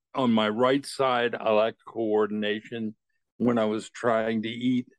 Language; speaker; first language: English; native; English